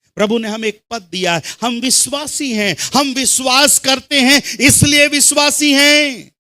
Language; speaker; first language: Hindi; non-native, local second language; Telugu